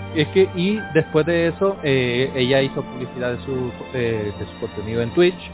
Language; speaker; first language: Spanish; native; Spanish